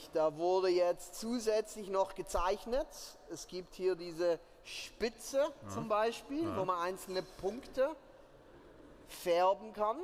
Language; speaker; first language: German; native; German